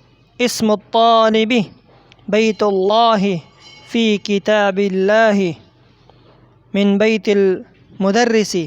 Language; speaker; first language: Arabic; non-native, fluent; Persian